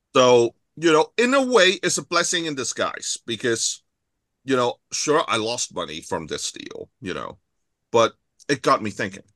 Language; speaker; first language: English; non-native, local second language; Cantonese